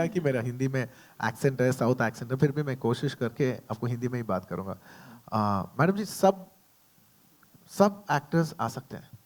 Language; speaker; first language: Hindi; non-native, local second language; Telugu